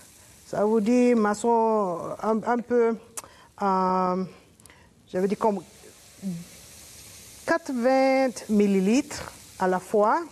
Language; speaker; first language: French; non-native, learner; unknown